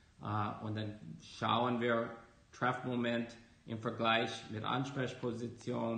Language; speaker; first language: German; non-native, fluent; English